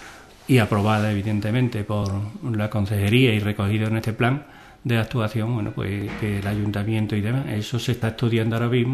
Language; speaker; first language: Spanish; native; Spanish